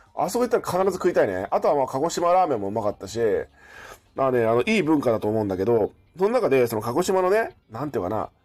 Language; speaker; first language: Japanese; native; Japanese